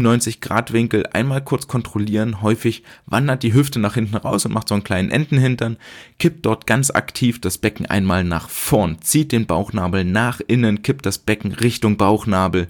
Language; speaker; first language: German; native; German